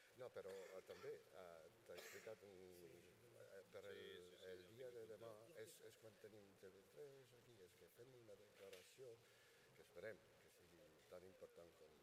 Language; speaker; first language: Catalan; non-native, fluent; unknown